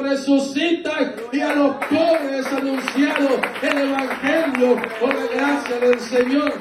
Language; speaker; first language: Spanish; native; Spanish